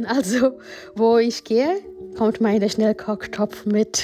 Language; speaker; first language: German; non-native, fluent; Gujarati